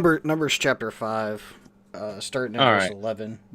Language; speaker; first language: English; native; English